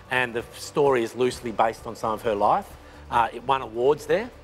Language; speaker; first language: English; native; English